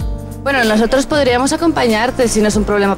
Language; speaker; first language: Spanish; native; Spanish